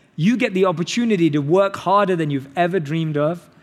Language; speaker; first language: English; native; English